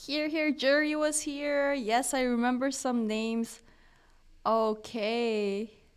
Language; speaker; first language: English; non-native, fluent; Korean